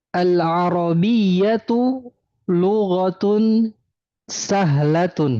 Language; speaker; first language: Arabic; non-native, fluent; Indonesian